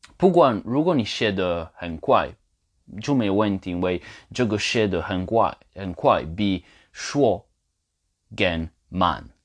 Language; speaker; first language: Chinese; non-native, learner; French